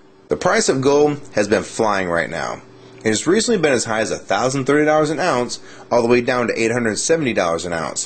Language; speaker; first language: English; native; English